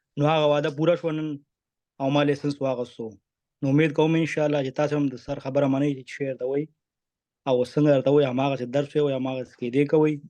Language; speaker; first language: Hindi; non-native, fluent; Pashto